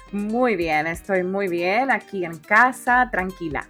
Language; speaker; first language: Spanish; native; Spanish